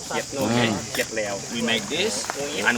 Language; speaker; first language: English; non-native, fluent; Spanish